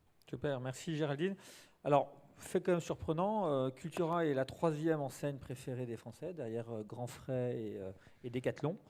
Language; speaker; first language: French; native; French